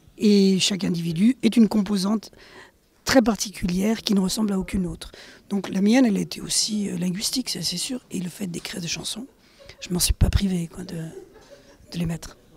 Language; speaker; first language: French; early bilingual, other home language; Spanish